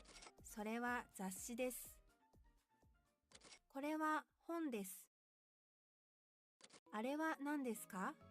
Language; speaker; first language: Japanese; non-native, learner; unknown